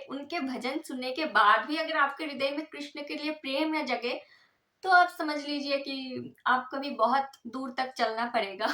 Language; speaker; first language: Hindi; non-native, local second language; Bangla